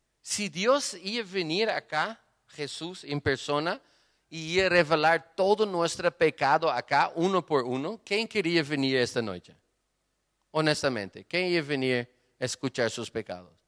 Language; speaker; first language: Spanish; non-native, fluent; Portuguese